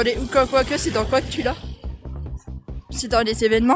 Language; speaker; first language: French; native; French